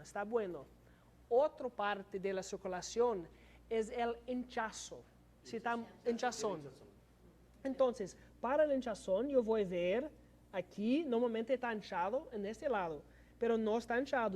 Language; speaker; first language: Spanish; non-native, learner; English